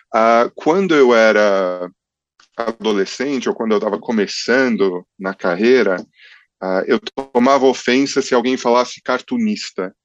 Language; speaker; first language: Portuguese; early bilingual, other home language; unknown